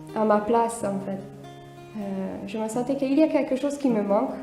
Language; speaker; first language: French; non-native, fluent; Hungarian